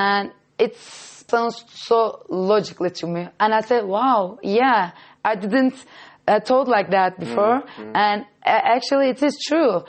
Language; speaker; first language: English; non-native, fluent; Turkish